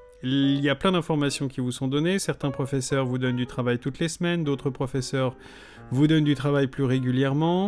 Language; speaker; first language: French; native; French